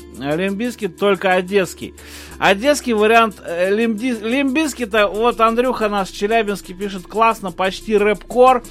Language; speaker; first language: Russian; native; Russian